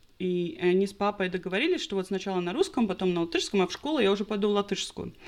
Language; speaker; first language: Russian; non-native, local second language; Latvian